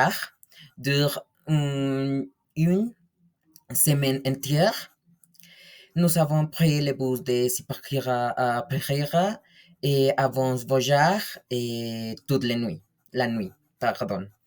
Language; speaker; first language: French; non-native, learner; Spanish